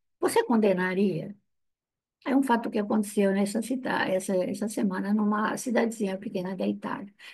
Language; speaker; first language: Portuguese; non-native, fluent; Italian